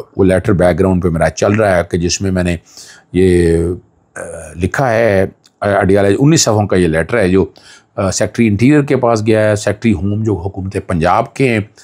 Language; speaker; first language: Urdu; non-native, local second language; Punjabi